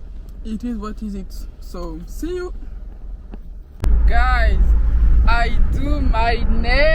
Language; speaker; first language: English; non-native, learner; Haitian Creole